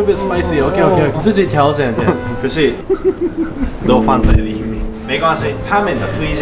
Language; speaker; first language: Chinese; non-native, fluent; Japanese